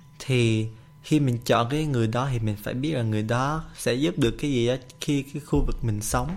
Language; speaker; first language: Vietnamese; early bilingual, heritage; Vietnamese